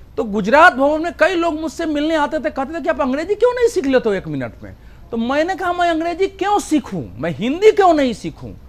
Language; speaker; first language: Hindi; native; Hindi